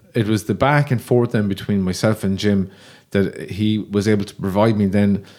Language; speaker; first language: English; native; English